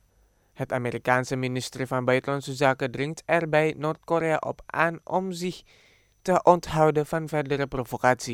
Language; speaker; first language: Dutch; non-native, fluent; Indonesian